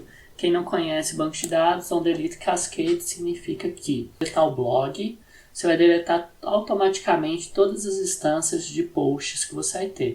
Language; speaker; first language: Portuguese; native; Portuguese